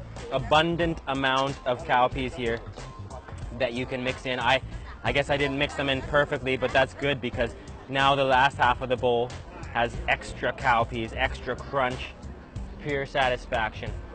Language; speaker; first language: English; native; English